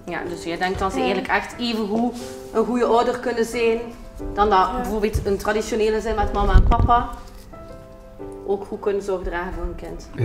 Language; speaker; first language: Dutch; native; Dutch